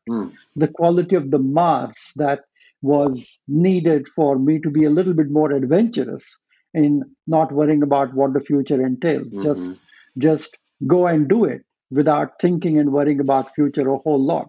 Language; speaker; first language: English; non-native, local second language; Marathi